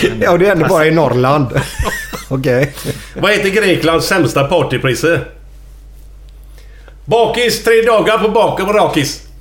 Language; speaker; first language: Swedish; native; Swedish